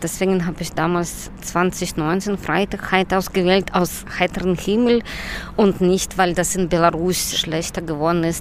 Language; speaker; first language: German; non-native, fluent; Russian